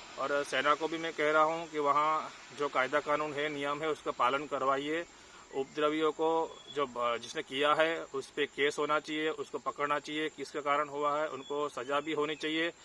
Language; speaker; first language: Hindi; non-native, local second language; Gujarati